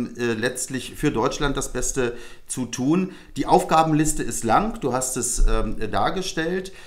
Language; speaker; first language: German; native; German